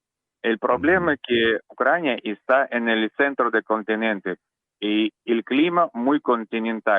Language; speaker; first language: Spanish; non-native, learner; Russian